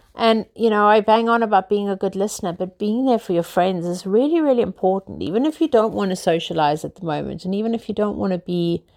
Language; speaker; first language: English; native; English